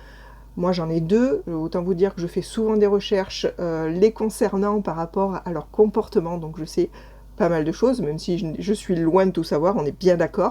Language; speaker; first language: French; native; French